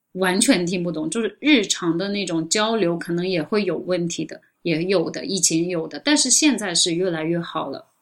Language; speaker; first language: Chinese; non-native, local second language; Uyghur